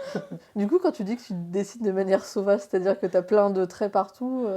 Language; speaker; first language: French; native; French